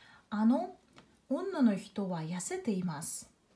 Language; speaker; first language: Japanese; non-native, fluent; Russian